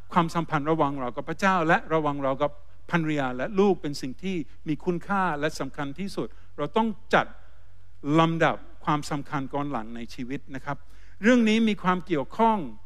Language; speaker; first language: Thai; non-native, fluent; English